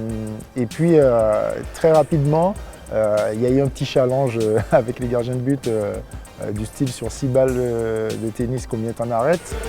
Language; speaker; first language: French; native; French